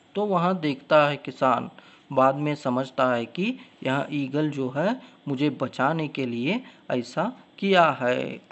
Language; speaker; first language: Hindi; non-native, local second language; Kannada